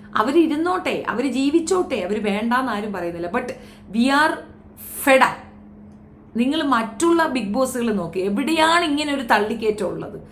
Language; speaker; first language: Malayalam; native; Malayalam